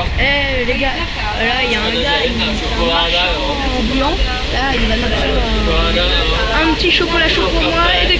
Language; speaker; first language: French; native; French